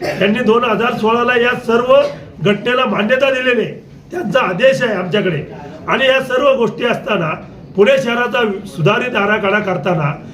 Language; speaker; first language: Marathi; native; Marathi